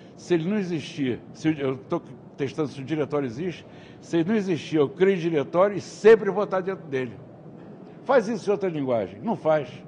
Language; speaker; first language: Portuguese; native; Portuguese